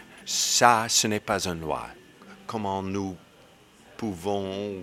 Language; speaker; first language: French; non-native, learner; English